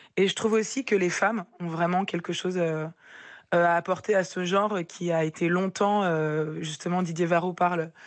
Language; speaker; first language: French; native; French